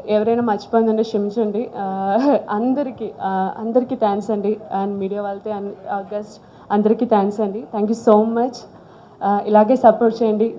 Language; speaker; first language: Telugu; non-native, learner; Malayalam